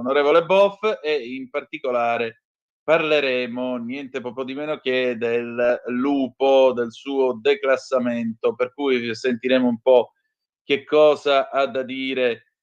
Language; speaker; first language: Italian; native; Italian